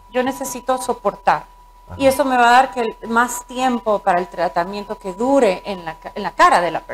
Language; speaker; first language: Spanish; native; Spanish